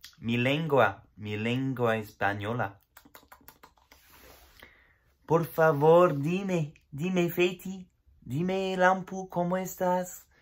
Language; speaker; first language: Spanish; non-native, learner; French